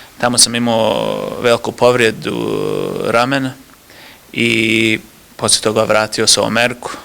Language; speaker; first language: Bosnian; early bilingual, heritage; Bosnian